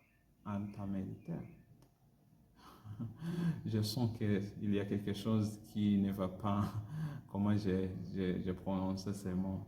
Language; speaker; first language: French; non-native, learner; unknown